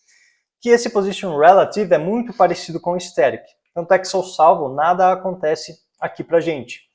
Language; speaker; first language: Portuguese; native; Portuguese